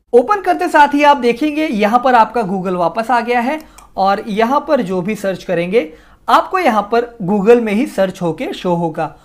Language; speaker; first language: Hindi; native; Hindi